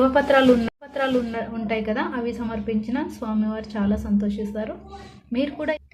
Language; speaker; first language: Telugu; native; Telugu